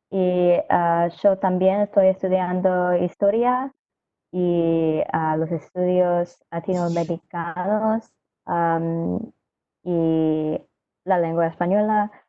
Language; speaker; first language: Spanish; non-native, learner; English